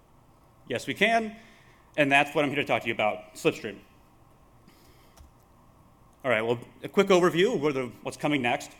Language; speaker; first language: English; native; English